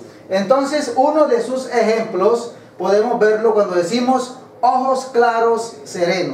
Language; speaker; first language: Spanish; native; Spanish